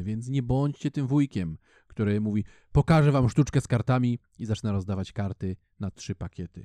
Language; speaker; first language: Polish; native; Polish